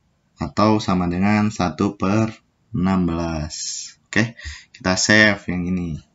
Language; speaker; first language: Indonesian; native; Indonesian